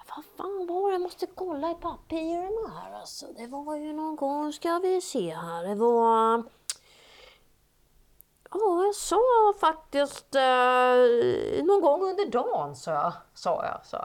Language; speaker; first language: Swedish; native; Swedish